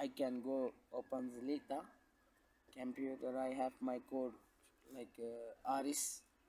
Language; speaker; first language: English; non-native, local second language; Punjabi